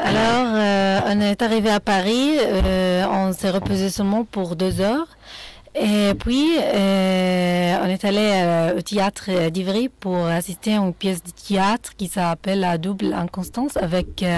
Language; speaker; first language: French; non-native, fluent; Arabic